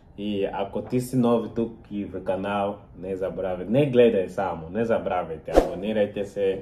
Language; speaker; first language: Bulgarian; non-native, learner; Portuguese